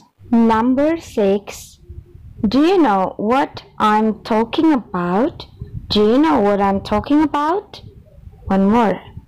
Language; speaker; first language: English; non-native, fluent; Indonesian